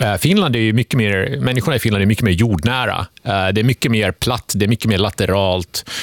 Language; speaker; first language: Swedish; early bilingual, other home language; Finnish